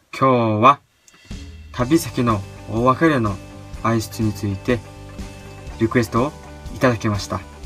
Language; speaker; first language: Japanese; non-native, fluent; Mongolian